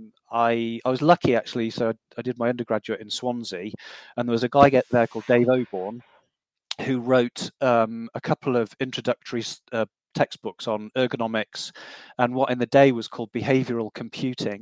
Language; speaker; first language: English; native; English